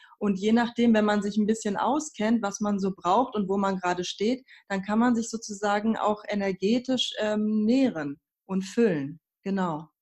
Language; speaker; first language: German; early bilingual, other home language; Persian